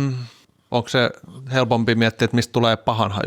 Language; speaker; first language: Finnish; native; Finnish